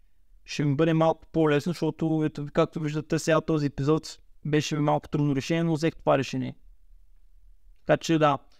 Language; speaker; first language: Bulgarian; native; Bulgarian